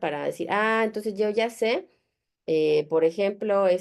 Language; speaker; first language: Spanish; native; Spanish